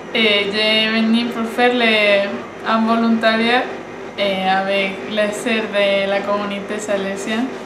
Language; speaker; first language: French; non-native, learner; Spanish